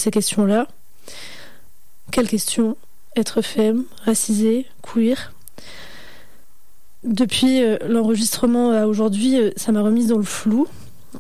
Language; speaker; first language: French; non-native, local second language; Arabic